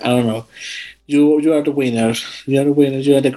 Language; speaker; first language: English; non-native, learner; Spanish